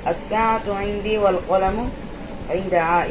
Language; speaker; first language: Arabic; non-native, learner; Bangla